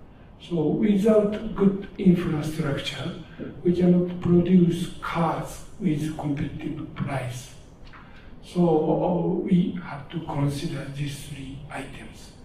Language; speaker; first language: English; non-native, learner; Japanese